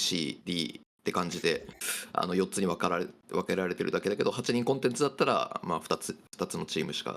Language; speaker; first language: Japanese; native; Japanese